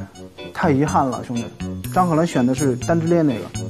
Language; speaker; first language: Chinese; native; Chinese